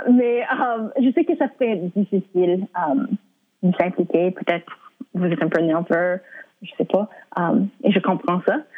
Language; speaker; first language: French; non-native, local second language; English